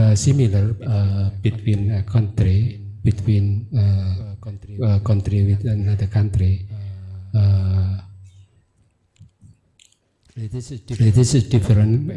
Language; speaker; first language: English; non-native, learner; Indonesian